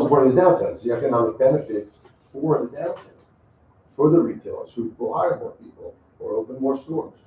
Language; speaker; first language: English; native; English